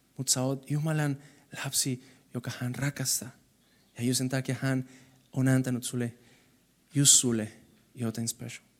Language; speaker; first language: Finnish; non-native, fluent; Spanish